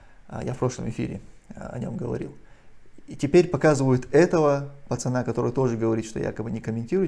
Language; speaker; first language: Russian; non-native, local second language; Chechen